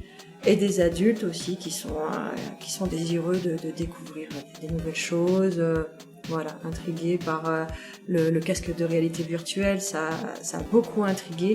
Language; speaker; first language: French; native; French